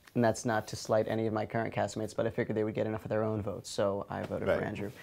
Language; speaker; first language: English; native; English